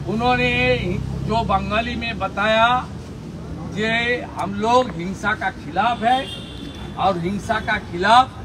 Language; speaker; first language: Hindi; non-native, local second language; Bangla